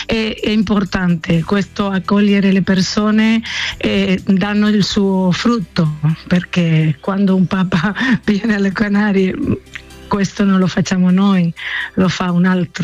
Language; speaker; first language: Italian; non-native, fluent; Spanish